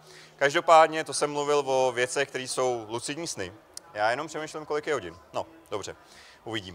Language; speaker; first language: Czech; native; Czech